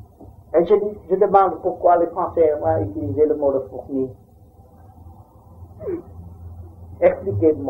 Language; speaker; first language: French; non-native, learner; Vietnamese